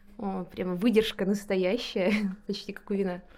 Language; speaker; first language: Russian; native; Russian